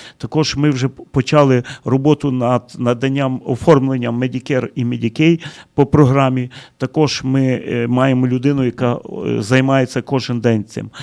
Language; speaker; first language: Ukrainian; early bilingual, heritage; Ukrainian